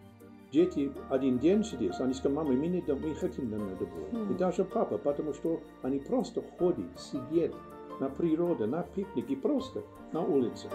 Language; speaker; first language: Russian; non-native, learner; English